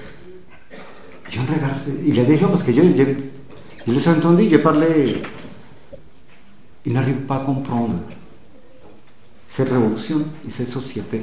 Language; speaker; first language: French; non-native, fluent; Spanish